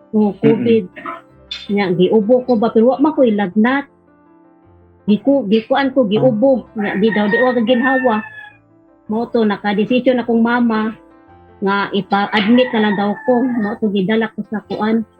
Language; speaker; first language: Cebuano; native; Cebuano